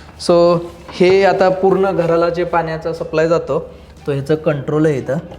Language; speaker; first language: Marathi; native; Marathi